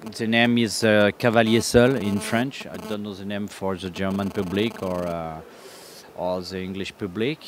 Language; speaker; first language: English; non-native, learner; French